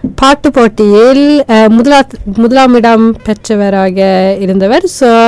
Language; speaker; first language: Tamil; native; Tamil